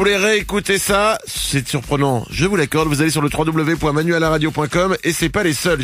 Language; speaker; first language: French; native; French